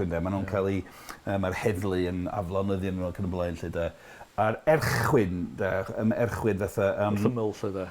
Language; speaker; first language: Welsh; non-native, fluent; English